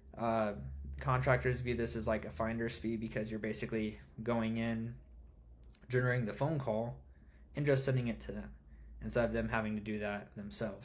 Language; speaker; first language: English; native; English